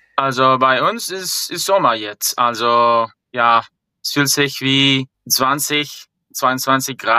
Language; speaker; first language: German; non-native, fluent; Spanish